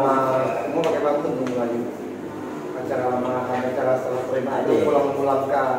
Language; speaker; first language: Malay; non-native, local second language; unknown